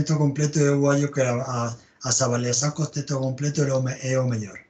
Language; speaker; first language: Portuguese; non-native, learner; Spanish